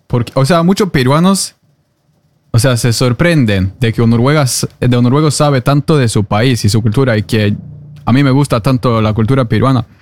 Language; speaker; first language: Spanish; non-native, fluent; Norwegian